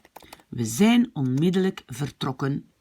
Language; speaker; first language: Dutch; non-native, fluent; French